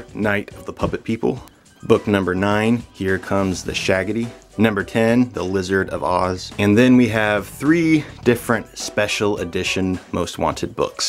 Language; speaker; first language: English; native; English